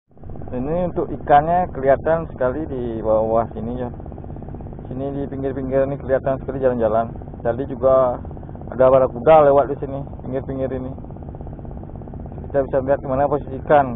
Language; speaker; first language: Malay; non-native, local second language; Balinese